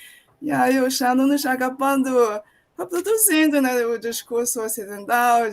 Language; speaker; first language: Portuguese; non-native, fluent; Chinese